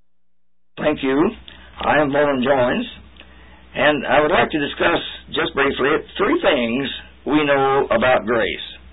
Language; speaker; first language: English; native; English